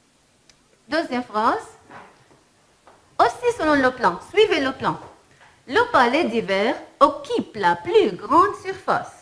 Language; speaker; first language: French; non-native, fluent; Arabic